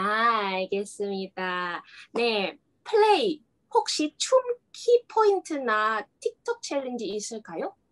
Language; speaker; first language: Korean; non-native, learner; Indonesian